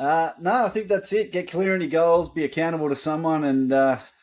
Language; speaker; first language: English; native; English